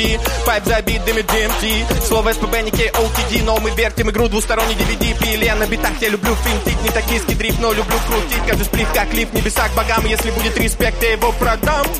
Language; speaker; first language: Russian; native; Russian